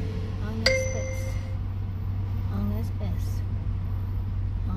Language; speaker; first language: French; non-native, learner; Vietnamese